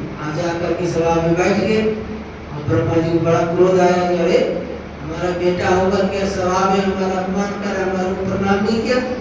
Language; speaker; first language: Hindi; native; Hindi